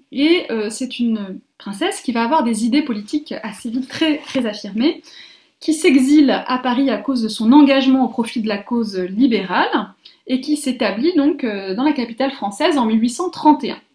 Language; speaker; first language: French; native; French